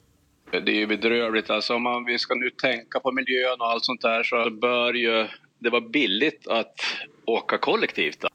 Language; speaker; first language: Swedish; native; Swedish